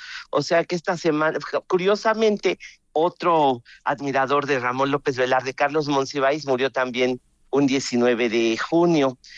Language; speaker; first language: Spanish; native; Spanish